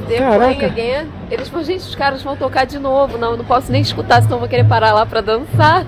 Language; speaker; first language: Portuguese; native; Portuguese